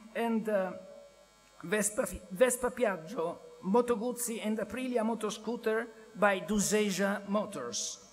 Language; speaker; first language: English; non-native, fluent; Italian